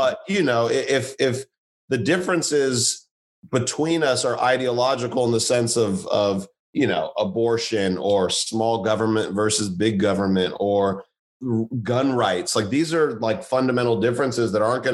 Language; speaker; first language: English; native; English